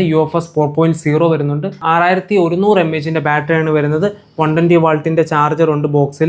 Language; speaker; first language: Malayalam; native; Malayalam